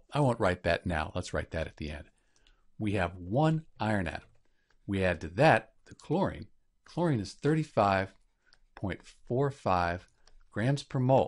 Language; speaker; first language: English; native; English